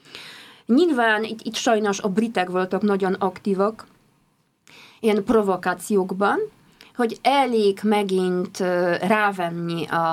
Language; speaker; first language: Hungarian; non-native, fluent; Polish